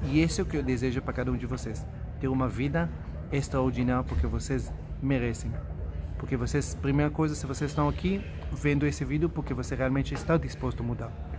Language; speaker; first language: Portuguese; non-native, fluent; Hebrew